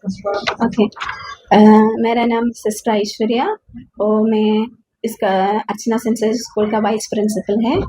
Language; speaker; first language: Hindi; non-native, learner; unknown